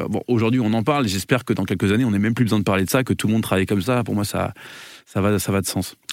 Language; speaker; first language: French; native; French